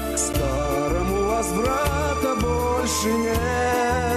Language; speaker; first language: Russian; native; Russian